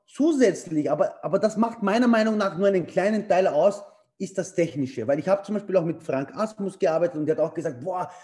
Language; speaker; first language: German; early bilingual, other home language; Bulgarian